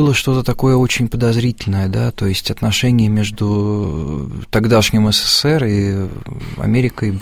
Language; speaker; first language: Russian; native; Russian